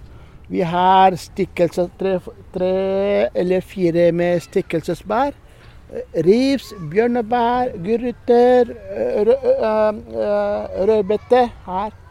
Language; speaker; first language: Norwegian; non-native, learner; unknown